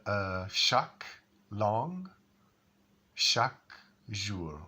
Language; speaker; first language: French; non-native, learner; English